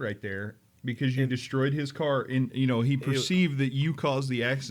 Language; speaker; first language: English; native; English